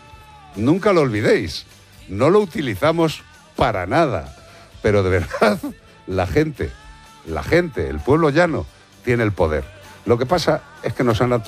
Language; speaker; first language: Spanish; native; Spanish